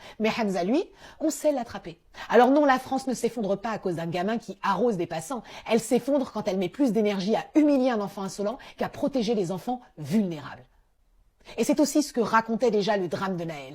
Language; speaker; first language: French; native; French